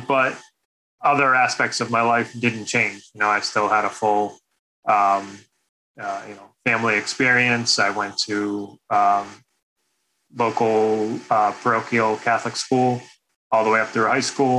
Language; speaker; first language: English; native; English